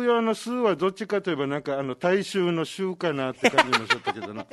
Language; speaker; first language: Japanese; native; Japanese